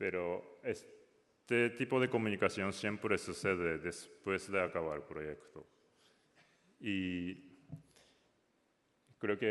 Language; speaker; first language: Spanish; non-native, learner; Japanese